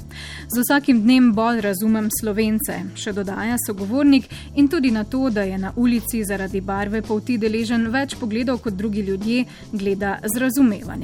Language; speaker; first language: Slovenian; native; Slovenian